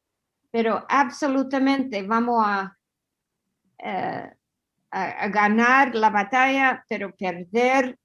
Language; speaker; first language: Spanish; non-native, fluent; English